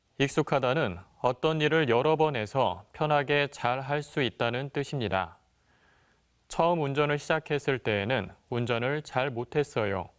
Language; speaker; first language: Korean; native; Korean